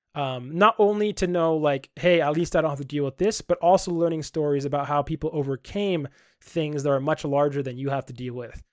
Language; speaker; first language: English; native; English